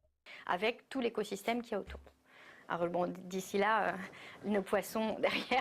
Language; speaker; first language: French; native; French